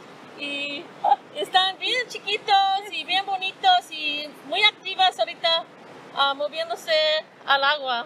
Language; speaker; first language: Spanish; early bilingual, other home language; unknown